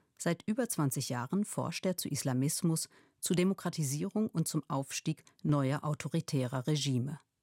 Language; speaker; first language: German; native; German